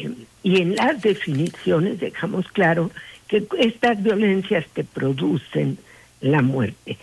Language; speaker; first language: Spanish; native; Spanish